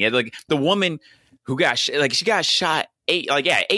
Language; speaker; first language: English; native; English